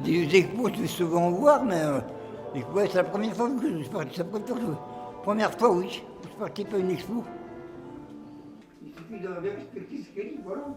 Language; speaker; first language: French; native; French